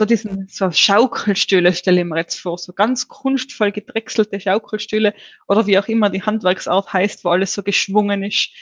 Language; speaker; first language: German; native; German